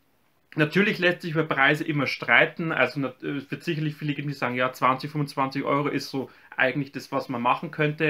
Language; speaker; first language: German; native; German